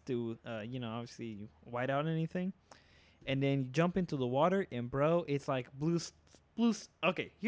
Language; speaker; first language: English; early bilingual, other home language; Spanish